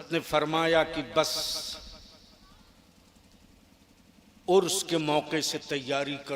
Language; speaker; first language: Urdu; native; Urdu